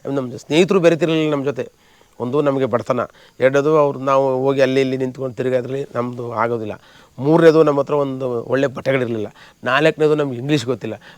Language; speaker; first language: Kannada; native; Kannada